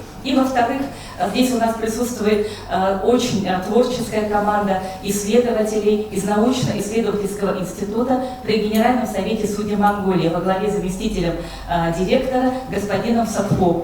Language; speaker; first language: Russian; native; Russian